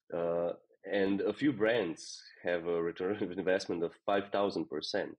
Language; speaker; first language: English; non-native, fluent; Slovenian